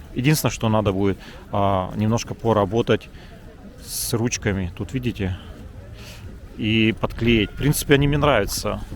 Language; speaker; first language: Russian; native; Russian